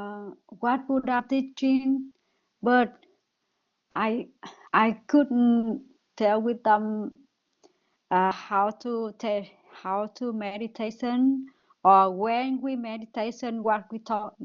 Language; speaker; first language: English; non-native, learner; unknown